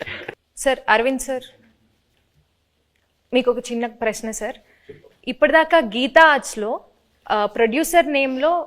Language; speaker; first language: Telugu; native; Telugu